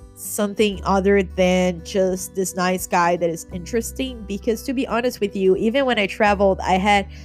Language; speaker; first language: English; non-native, fluent; Portuguese